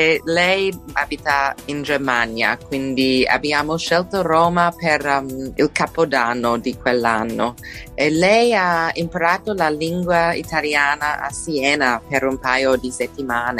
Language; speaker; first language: Italian; non-native, fluent; English